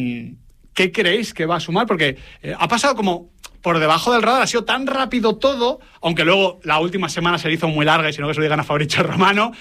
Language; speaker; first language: Spanish; native; Spanish